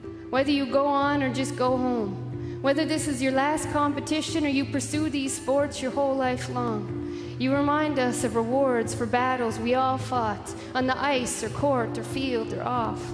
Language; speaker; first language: English; native; English